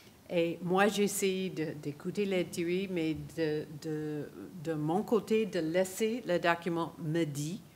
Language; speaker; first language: French; non-native, fluent; English